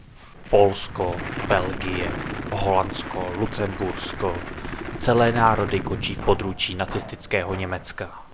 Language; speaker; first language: Czech; native; Czech